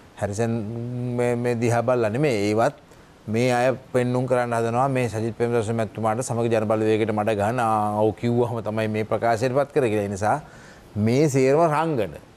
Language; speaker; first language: Sinhala; native; Sinhala